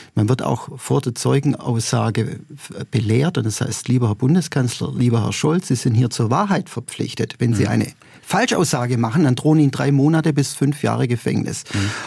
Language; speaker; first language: German; native; German